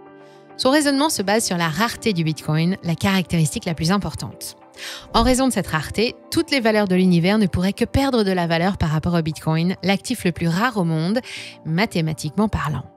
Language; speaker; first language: French; native; French